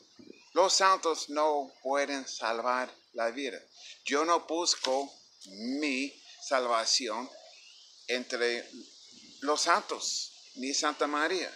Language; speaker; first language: Spanish; non-native, fluent; English